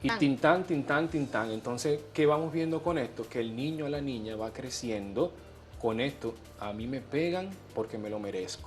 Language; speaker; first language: Spanish; native; Spanish